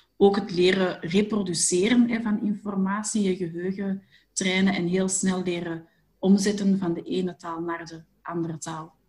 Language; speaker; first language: Dutch; native; Dutch